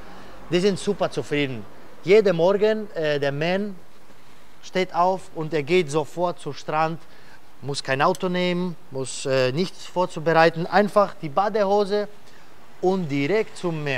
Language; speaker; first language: German; non-native, fluent; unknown